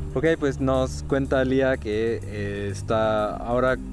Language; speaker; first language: Spanish; native; Spanish